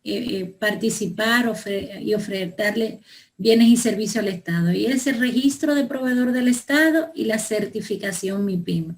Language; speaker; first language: Spanish; native; Spanish